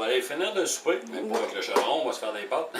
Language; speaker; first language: French; native; French